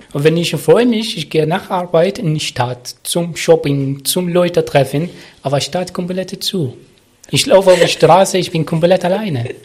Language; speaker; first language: German; non-native, learner; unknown